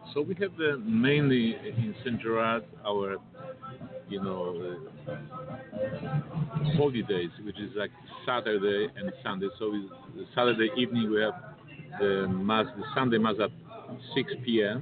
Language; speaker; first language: English; non-native, fluent; Polish